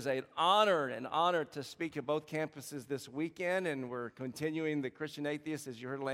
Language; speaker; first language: English; native; English